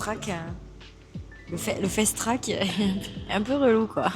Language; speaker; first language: French; native; French